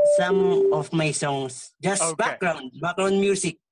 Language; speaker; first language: English; non-native, local second language; Filipino